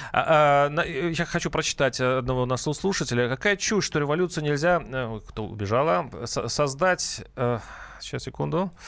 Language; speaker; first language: Russian; native; Russian